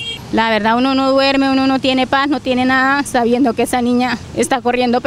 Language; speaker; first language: Spanish; native; Spanish